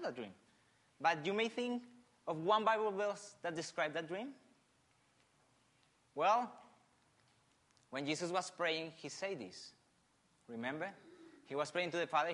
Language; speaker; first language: English; non-native, fluent; Spanish